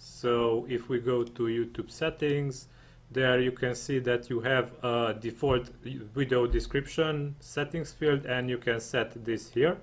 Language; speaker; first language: English; non-native, fluent; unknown